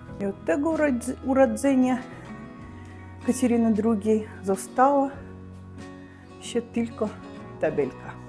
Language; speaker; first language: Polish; non-native, learner; Russian